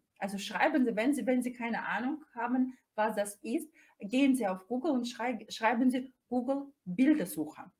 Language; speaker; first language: German; non-native, fluent; Russian